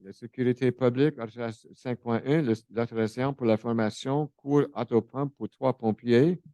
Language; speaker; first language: French; non-native, local second language; English